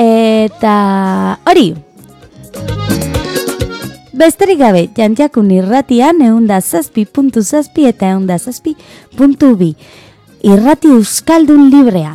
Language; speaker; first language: Basque; non-native, learner; Spanish